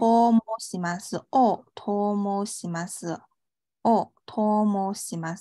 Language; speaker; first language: Japanese; non-native, fluent; Chinese